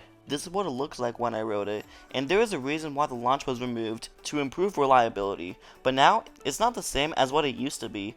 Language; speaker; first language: English; native; English